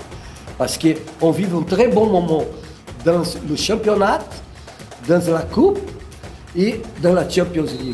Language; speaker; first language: French; non-native, fluent; Portuguese